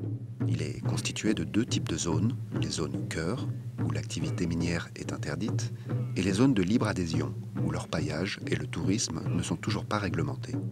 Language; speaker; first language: French; native; French